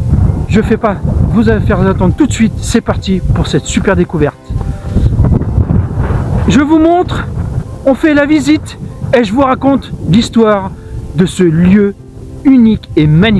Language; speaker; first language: French; native; French